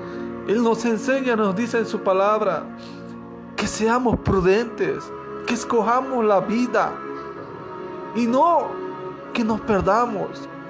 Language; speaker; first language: Spanish; native; Spanish